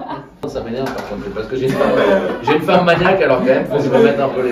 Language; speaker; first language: French; native; French